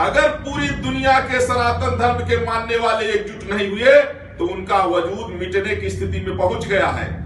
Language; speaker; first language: Hindi; native; Hindi